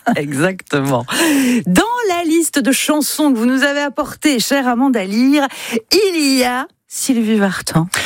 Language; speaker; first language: French; native; French